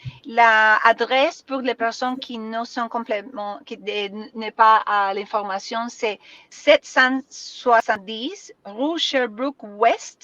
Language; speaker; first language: French; non-native, learner; Spanish